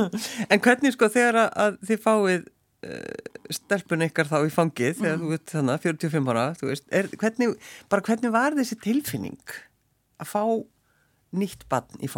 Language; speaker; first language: Icelandic; native; Icelandic